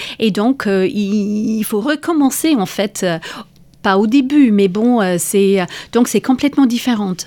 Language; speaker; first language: French; non-native, fluent; English